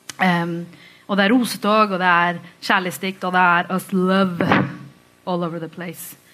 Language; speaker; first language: Norwegian; early bilingual, other home language; Tamil